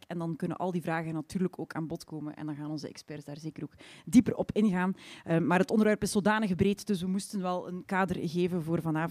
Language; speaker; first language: Dutch; native; Dutch